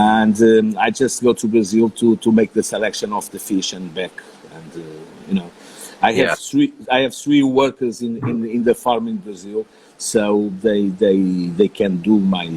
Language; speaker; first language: English; non-native, learner; Portuguese